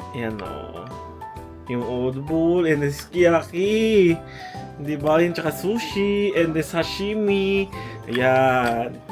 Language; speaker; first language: Filipino; early bilingual, heritage; Japanese